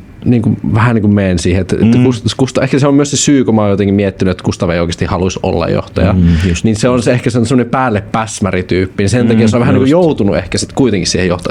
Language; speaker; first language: Finnish; native; Finnish